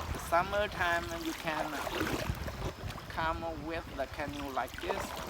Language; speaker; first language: English; non-native, learner; Thai